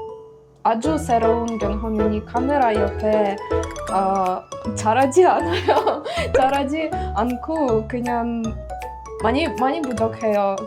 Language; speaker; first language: Korean; non-native, learner; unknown